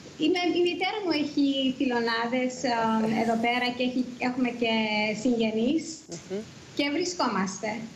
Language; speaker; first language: Greek; early bilingual, heritage; Greek